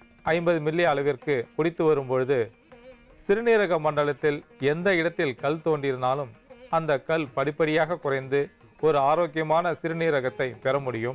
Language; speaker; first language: Tamil; native; Tamil